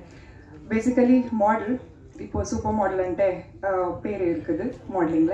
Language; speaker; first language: Tamil; non-native, fluent; Kannada